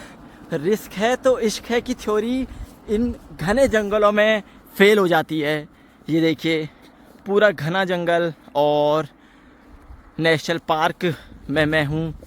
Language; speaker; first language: Hindi; native; Hindi